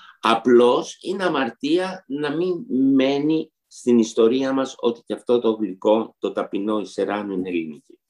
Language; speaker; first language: Greek; early bilingual, heritage; Greek